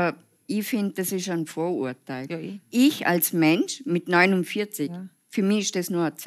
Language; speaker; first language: German; non-native, fluent; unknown